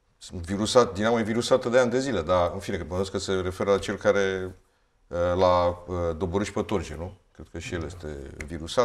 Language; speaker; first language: Romanian; native; Romanian